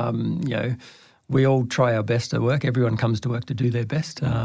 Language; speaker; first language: English; native; English